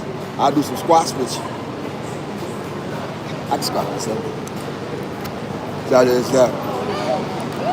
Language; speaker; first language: English; native; English